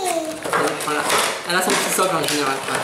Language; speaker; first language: French; native; French